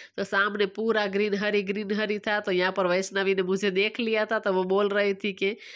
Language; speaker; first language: Hindi; non-native, local second language; Gujarati